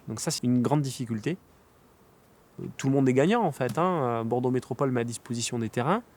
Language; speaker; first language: French; native; French